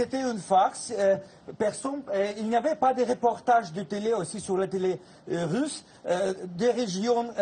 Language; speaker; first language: French; non-native, fluent; Russian